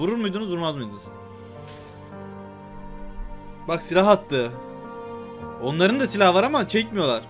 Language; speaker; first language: Turkish; native; Turkish